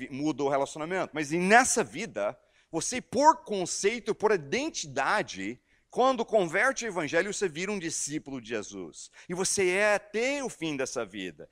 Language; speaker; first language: Portuguese; non-native, fluent; English